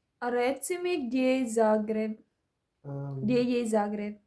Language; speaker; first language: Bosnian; non-native, learner; Filipino